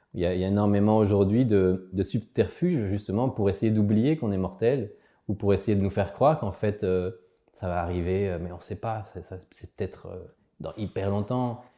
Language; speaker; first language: French; early bilingual, other home language; Spanish